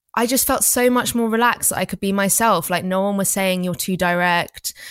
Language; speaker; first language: English; native; English